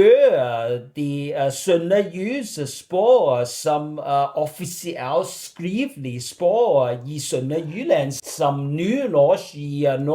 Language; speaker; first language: Danish; non-native, learner; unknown